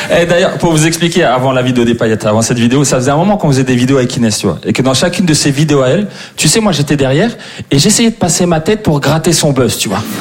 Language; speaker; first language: French; native; French